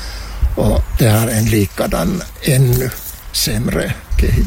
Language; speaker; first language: Swedish; non-native, local second language; Finnish